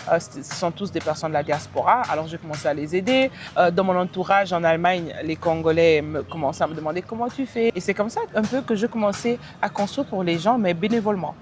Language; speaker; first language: French; early bilingual, heritage; French